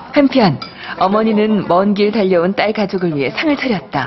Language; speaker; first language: Korean; native; Korean